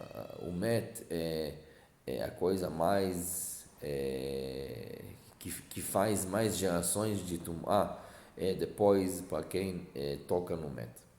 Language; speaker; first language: Portuguese; non-native, fluent; Hebrew